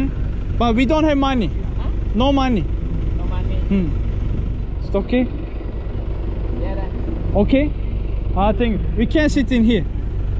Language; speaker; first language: English; non-native, learner; Turkish